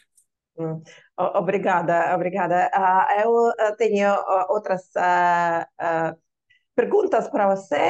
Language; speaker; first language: Portuguese; non-native, learner; Russian